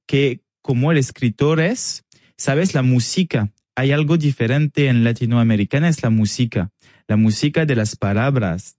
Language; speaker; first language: Spanish; non-native, learner; French